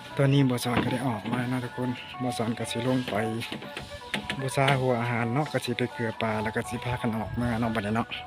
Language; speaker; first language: Thai; non-native, local second language; Lao